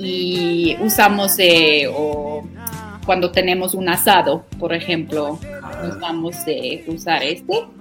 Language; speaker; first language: Spanish; non-native, learner; Afrikaans